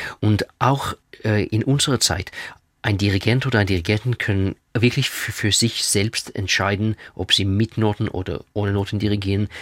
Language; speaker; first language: German; non-native, fluent; Russian